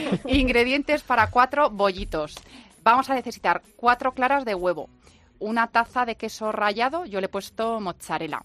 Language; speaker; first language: Spanish; native; Spanish